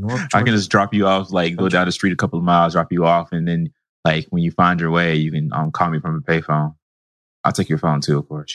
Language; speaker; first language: English; native; English